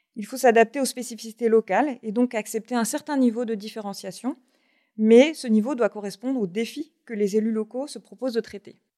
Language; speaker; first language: French; native; French